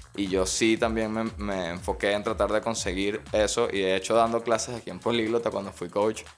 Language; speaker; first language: Spanish; native; Spanish